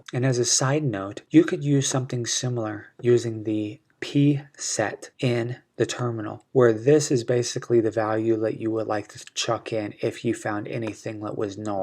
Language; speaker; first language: English; native; English